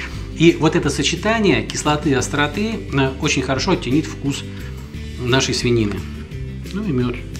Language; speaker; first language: Russian; native; Russian